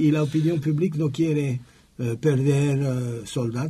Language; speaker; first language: Spanish; non-native, learner; French